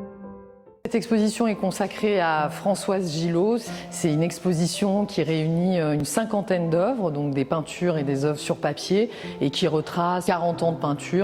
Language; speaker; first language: French; native; French